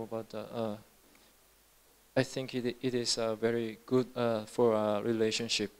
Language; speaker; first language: English; non-native, learner; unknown